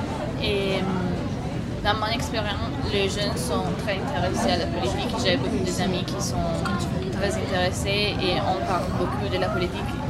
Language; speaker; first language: French; non-native, fluent; Italian